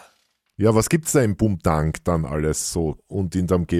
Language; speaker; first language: German; native; German